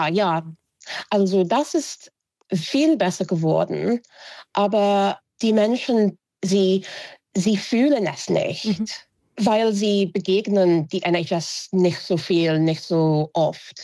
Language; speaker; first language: German; non-native, fluent; English